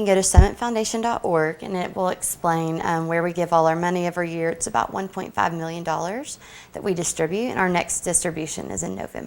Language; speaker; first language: English; native; English